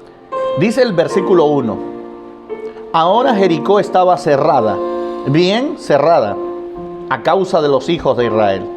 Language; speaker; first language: Spanish; native; Spanish